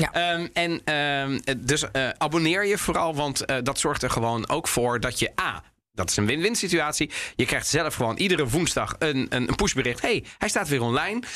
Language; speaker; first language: Dutch; early bilingual, other home language; Italian